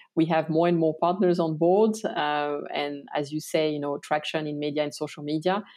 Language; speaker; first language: English; non-native, fluent; French